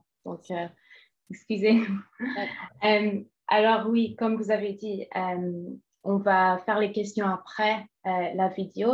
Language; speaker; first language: French; non-native, fluent; English